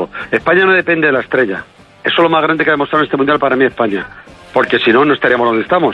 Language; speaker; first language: Spanish; native; Spanish